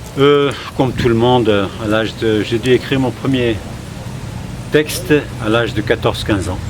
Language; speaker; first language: French; non-native, fluent; Kurdish